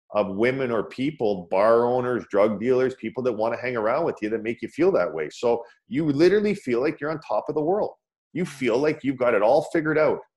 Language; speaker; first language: English; native; English